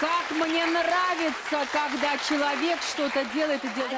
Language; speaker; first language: Russian; native; Russian